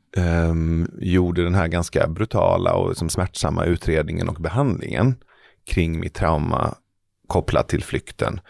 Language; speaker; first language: Swedish; early bilingual, other home language; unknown